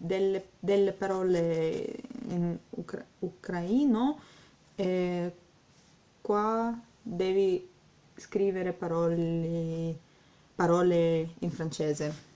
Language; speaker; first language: Italian; non-native, learner; Russian